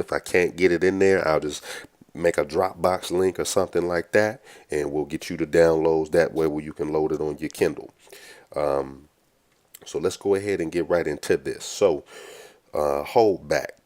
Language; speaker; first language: English; native; English